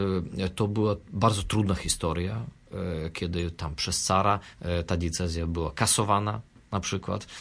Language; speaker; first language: Polish; non-native, fluent; Russian